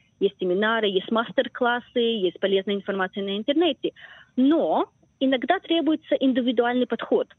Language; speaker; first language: Russian; early bilingual, heritage; Russian